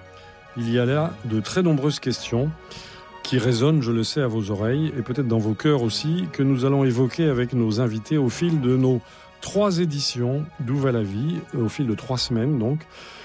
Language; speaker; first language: French; native; French